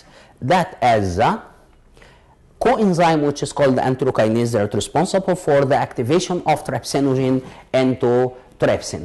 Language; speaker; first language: English; non-native, local second language; Arabic